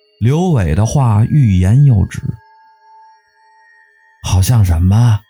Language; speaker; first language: Chinese; native; Chinese